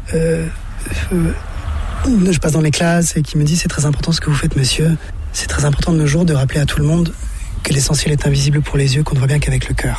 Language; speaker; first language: French; native; French